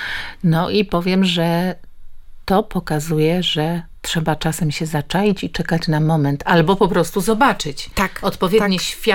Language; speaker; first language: Polish; native; Polish